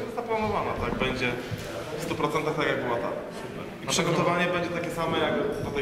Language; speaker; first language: Polish; native; Polish